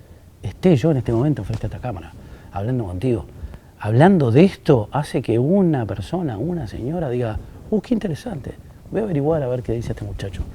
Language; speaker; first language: Spanish; native; Spanish